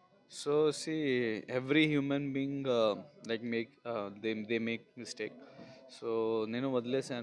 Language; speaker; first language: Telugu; non-native, local second language; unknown